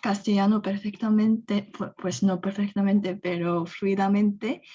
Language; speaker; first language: Spanish; non-native, fluent; Korean